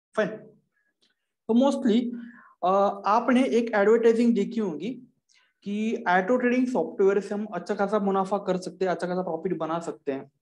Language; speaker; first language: Hindi; non-native, local second language; Marathi